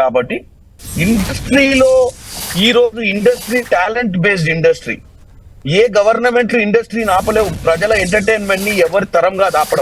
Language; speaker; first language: Telugu; native; Telugu